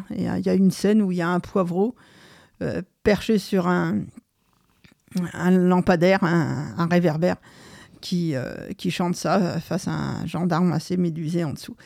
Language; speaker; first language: French; native; French